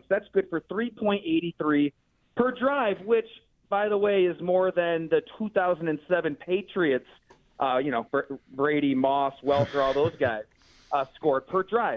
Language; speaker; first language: English; native; English